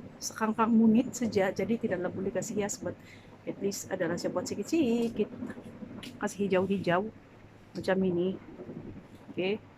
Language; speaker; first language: Malay; non-native, local second language; Central Dusun